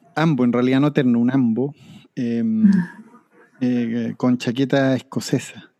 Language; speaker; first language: Spanish; native; Spanish